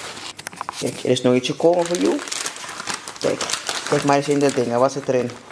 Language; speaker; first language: Dutch; native; Dutch